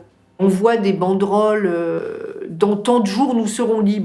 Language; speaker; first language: French; native; French